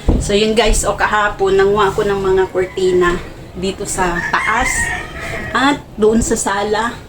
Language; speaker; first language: Filipino; non-native, local second language; Cebuano